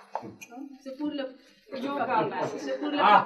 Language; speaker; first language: French; non-native, fluent; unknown